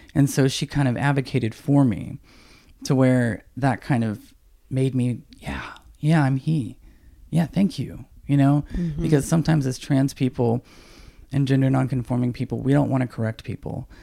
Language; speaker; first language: English; native; English